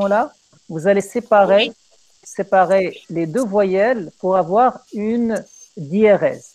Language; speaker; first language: French; non-native, local second language; Arabic